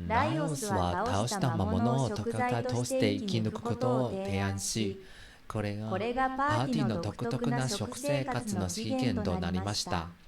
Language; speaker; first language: Japanese; non-native, learner; Chinese